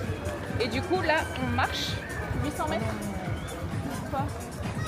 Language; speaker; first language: French; native; French